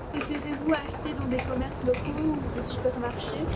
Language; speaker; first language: French; native; French